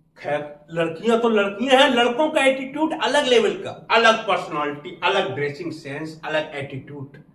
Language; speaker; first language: Hindi; native; Hindi